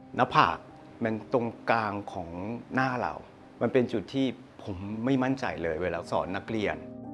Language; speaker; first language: Thai; non-native, fluent; Korean